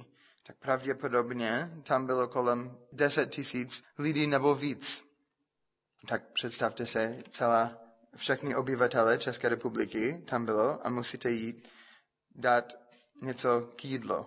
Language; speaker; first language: Czech; non-native, fluent; English